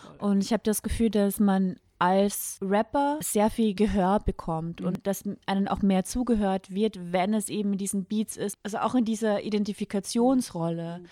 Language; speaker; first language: German; native; German